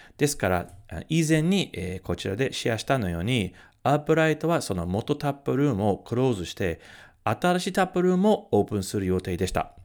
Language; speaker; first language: Japanese; non-native, fluent; English